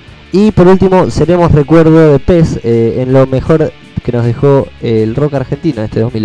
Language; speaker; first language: Spanish; native; Spanish